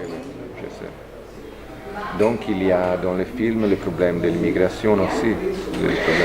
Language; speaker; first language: French; non-native, fluent; Italian